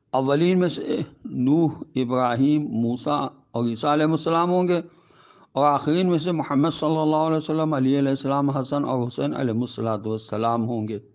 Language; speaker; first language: Urdu; native; Urdu